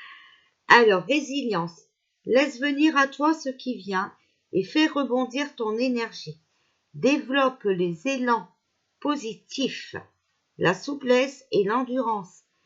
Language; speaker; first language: French; native; French